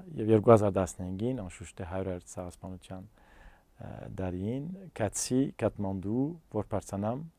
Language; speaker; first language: Armenian; early bilingual, heritage; Armenian